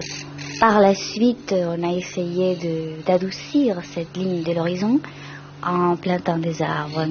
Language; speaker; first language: French; non-native, fluent; Spanish